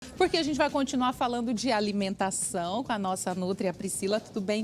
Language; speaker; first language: Portuguese; native; Portuguese